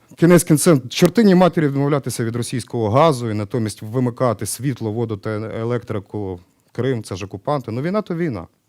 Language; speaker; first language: Ukrainian; native; Ukrainian